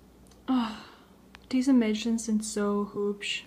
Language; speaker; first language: German; non-native, learner; English